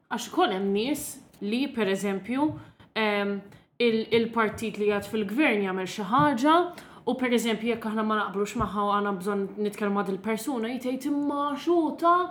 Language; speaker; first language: Maltese; non-native, local second language; English